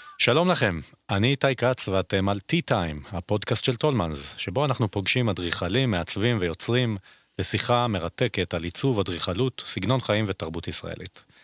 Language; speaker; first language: Hebrew; native; Hebrew